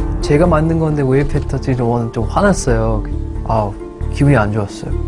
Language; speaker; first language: Korean; non-native, learner; English